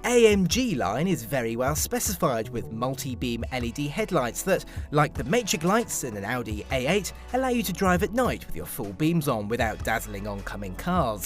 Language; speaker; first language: English; native; English